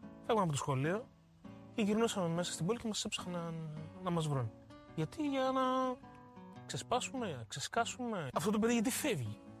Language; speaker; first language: Greek; early bilingual, other home language; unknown